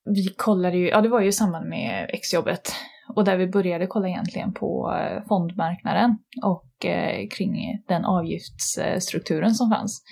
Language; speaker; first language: Swedish; native; Swedish